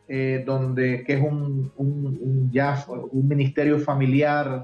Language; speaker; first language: Spanish; native; Spanish